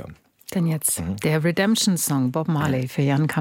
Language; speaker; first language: German; native; German